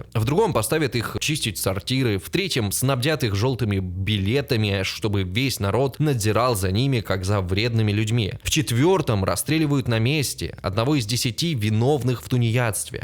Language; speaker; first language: Russian; native; Russian